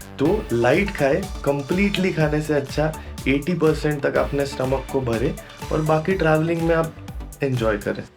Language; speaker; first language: Hindi; non-native, local second language; Marathi